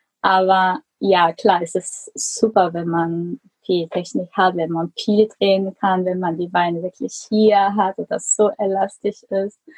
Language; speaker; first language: German; non-native, fluent; Korean